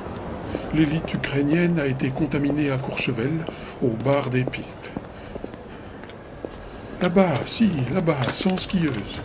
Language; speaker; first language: French; native; French